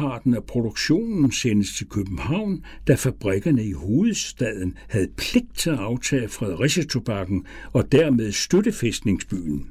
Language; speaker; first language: Danish; native; Danish